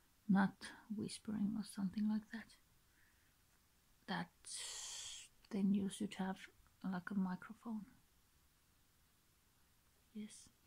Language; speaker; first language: English; non-native, learner; Finnish